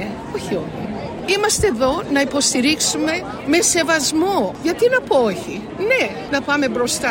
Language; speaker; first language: Greek; early bilingual, heritage; Greek